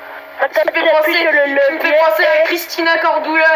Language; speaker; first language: French; native; French